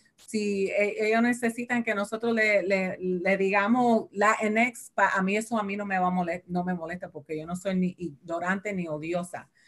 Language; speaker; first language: Spanish; early bilingual, heritage; Spanish